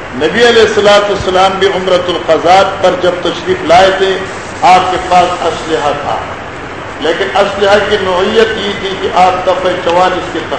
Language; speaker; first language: Urdu; non-native, local second language; Northern Hindko